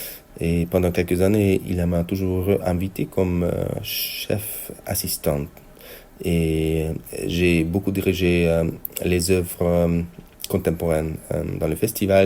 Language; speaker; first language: French; non-native, fluent; Hungarian